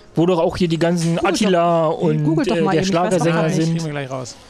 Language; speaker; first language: German; native; German